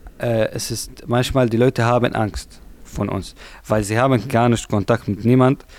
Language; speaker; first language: German; non-native, learner; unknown